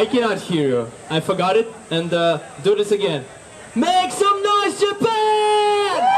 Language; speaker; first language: English; non-native, learner; Ukrainian